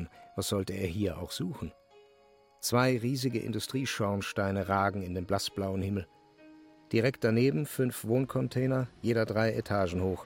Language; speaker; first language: German; native; German